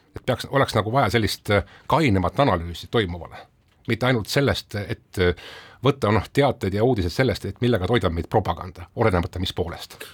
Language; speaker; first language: Estonian; non-native, local second language; Russian